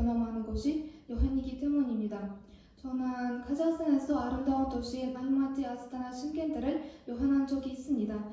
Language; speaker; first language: Korean; non-native, learner; Kazakh